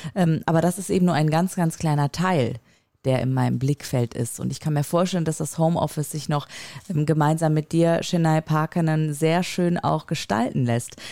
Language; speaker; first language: German; native; German